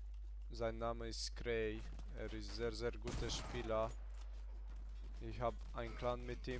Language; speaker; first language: German; early bilingual, other home language; Hungarian